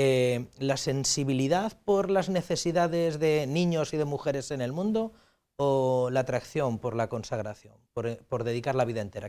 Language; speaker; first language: Spanish; native; Spanish